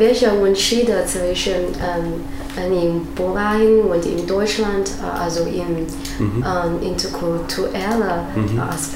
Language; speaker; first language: German; non-native, learner; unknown